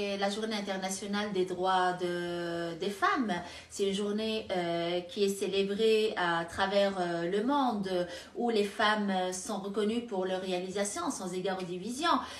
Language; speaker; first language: French; non-native, local second language; Tachelhit